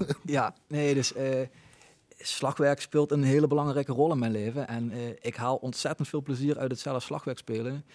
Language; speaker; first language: Dutch; native; Dutch